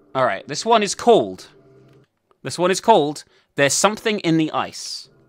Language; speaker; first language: English; native; English